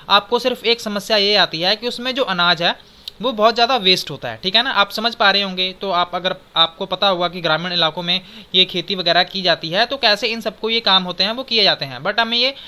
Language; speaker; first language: Hindi; native; Hindi